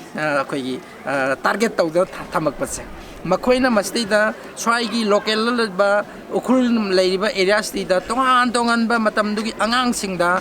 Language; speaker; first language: Manipuri; non-native, local second language; Tangkhul Naga (India)